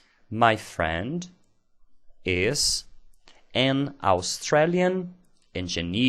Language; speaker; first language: English; non-native, fluent; Portuguese